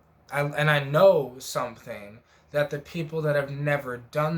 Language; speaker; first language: English; native; English